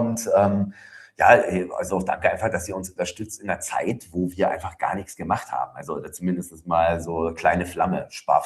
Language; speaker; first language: German; native; German